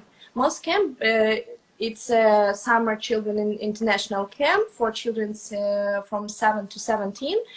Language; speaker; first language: English; non-native, fluent; Russian